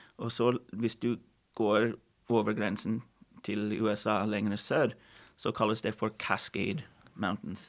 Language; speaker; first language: Norwegian; non-native, fluent; English